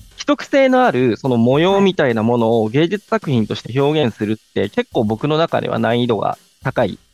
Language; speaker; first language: Japanese; native; Japanese